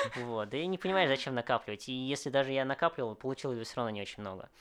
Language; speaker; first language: Russian; early bilingual, other home language; Vietnamese